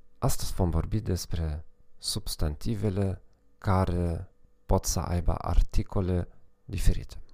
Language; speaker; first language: Romanian; non-native, fluent; German